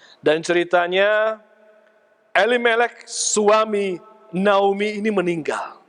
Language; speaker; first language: Indonesian; native; Indonesian